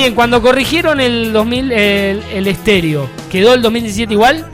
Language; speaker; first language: Spanish; native; Spanish